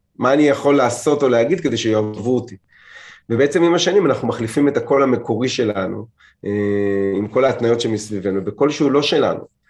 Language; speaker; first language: Hebrew; native; Hebrew